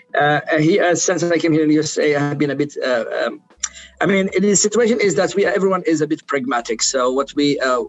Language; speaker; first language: English; non-native, fluent; Arabic